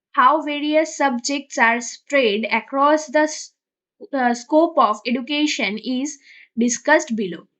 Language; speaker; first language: English; non-native, local second language; Bangla